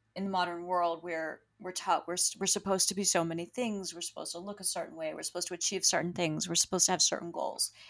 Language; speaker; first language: English; early bilingual, other home language; Spanish